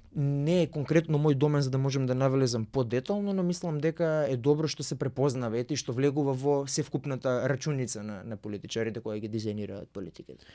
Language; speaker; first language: Macedonian; native; Macedonian